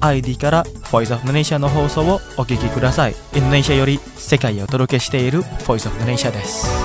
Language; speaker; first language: Japanese; non-native, fluent; Indonesian